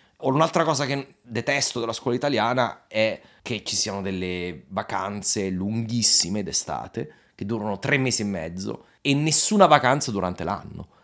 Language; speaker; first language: Italian; native; Italian